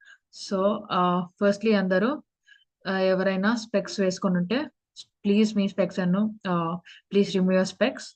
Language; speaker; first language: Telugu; early bilingual, heritage; Telugu